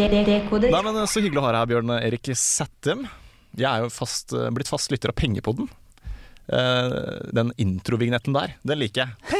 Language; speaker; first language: Norwegian; native; Norwegian